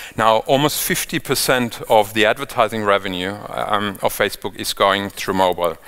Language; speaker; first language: English; non-native, fluent; German